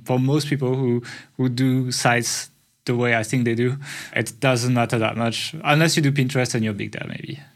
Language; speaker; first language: English; non-native, fluent; French